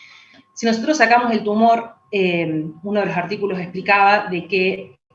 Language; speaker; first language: Spanish; native; Spanish